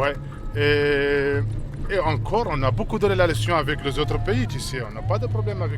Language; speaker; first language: French; non-native, learner; Arabic